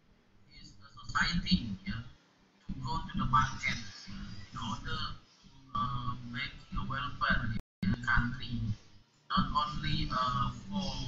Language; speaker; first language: English; non-native, fluent; Indonesian